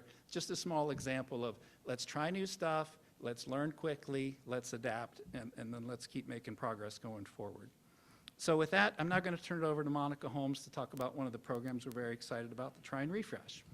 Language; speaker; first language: English; native; English